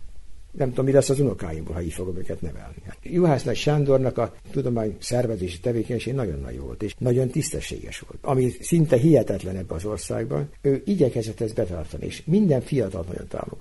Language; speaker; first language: Hungarian; native; Hungarian